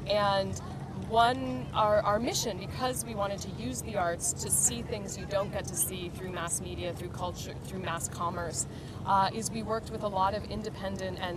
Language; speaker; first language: English; native; English